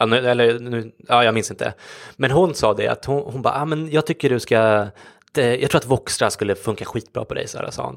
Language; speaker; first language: Swedish; native; Swedish